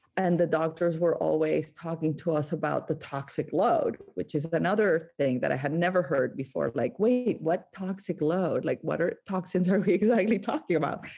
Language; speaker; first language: English; non-native, fluent; Spanish